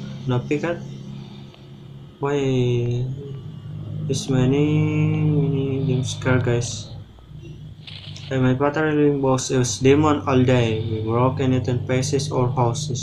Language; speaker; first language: English; non-native, learner; Indonesian